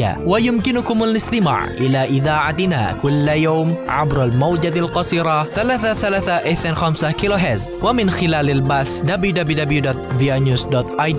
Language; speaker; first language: Arabic; non-native, fluent; Indonesian